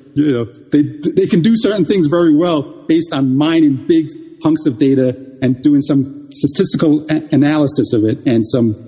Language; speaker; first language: English; early bilingual, other home language; Jamaican Creole English